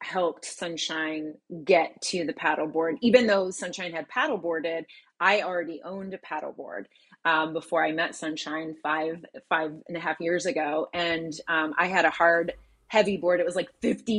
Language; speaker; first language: English; native; English